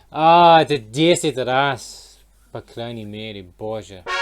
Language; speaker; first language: Russian; non-native, learner; English